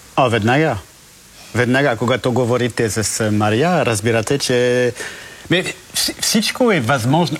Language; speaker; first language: Bulgarian; non-native, learner; French